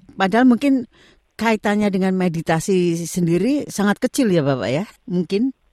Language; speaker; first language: Indonesian; native; Indonesian